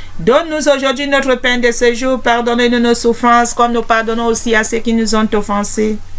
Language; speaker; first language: French; non-native, local second language; Basaa